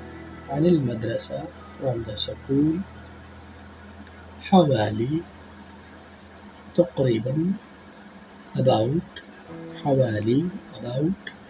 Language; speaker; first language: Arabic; non-native, fluent; Urdu